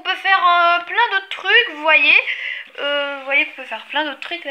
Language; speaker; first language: French; native; French